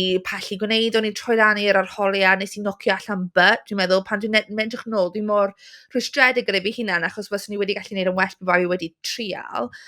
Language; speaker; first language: Welsh; non-native, local second language; English